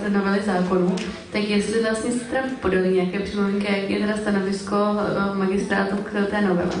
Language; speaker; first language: Czech; native; Czech